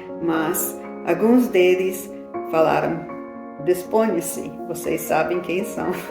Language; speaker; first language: Portuguese; non-native, fluent; English